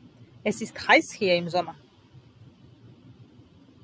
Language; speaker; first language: German; non-native, fluent; Serbian